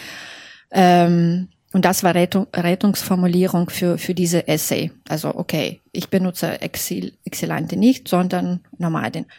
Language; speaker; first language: German; non-native, fluent; Russian